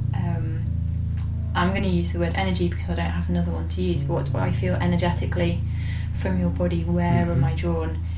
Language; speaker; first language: English; native; English